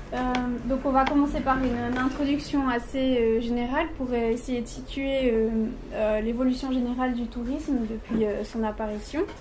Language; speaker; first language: French; native; French